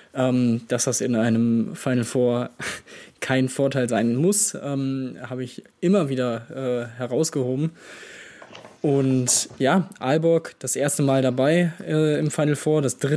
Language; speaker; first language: German; native; German